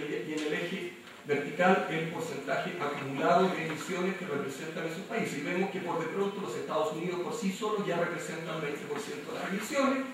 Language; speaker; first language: Spanish; native; Spanish